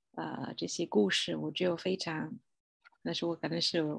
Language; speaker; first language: Chinese; non-native, fluent; Italian